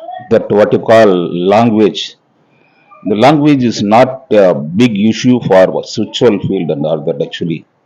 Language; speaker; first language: English; non-native, local second language; Tamil